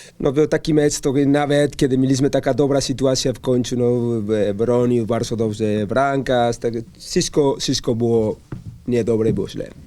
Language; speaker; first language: Polish; non-native, learner; Spanish